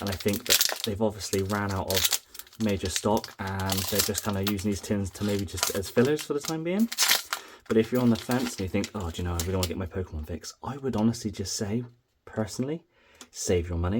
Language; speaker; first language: English; native; English